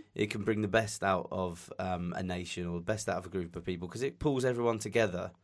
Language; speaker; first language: English; native; English